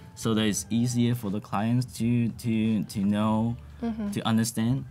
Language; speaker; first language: English; non-native, local second language; Cantonese